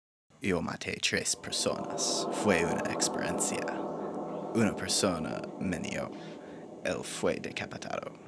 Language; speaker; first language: Spanish; non-native, learner; English